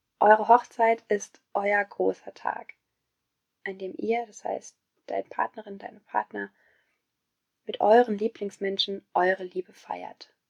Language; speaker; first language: German; native; German